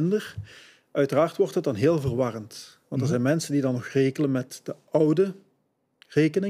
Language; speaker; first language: Dutch; native; Dutch